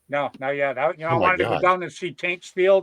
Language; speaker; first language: English; native; English